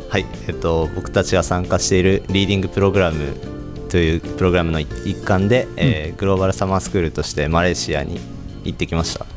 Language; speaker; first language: Japanese; native; Japanese